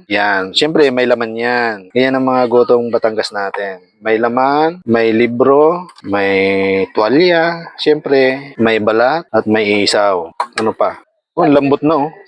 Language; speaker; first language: Filipino; native; Filipino